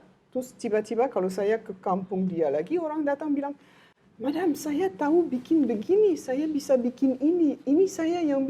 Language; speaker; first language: Indonesian; non-native, learner; French